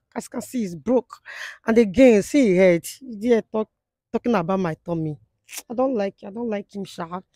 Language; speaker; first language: English; non-native, local second language; Igbo